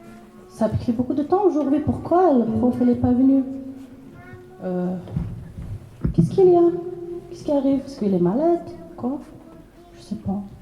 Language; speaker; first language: French; non-native, learner; Persian